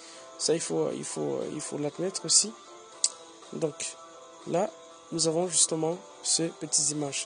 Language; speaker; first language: French; native; French